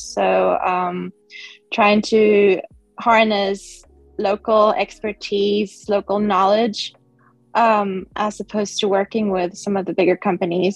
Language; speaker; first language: English; non-native, local second language; Swedish